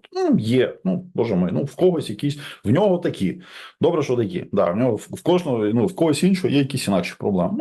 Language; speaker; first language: Ukrainian; non-native, local second language; Russian